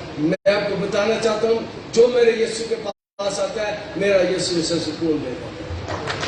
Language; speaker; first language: Urdu; non-native, local second language; Punjabi